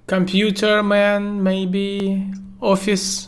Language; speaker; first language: English; non-native, learner; Russian